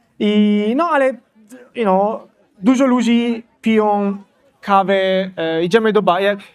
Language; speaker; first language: Polish; non-native, learner; Italian